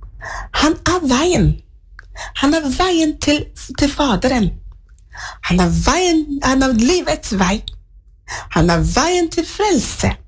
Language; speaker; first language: Norwegian; non-native, fluent; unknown